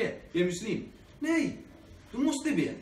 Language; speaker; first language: Swedish; early bilingual, other home language; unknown